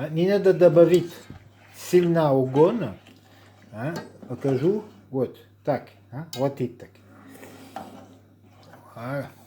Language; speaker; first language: Russian; non-native, learner; French